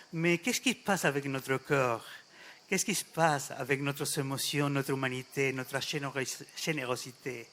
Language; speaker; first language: French; non-native, fluent; Spanish